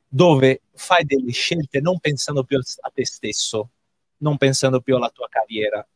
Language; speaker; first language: Italian; non-native, fluent; Portuguese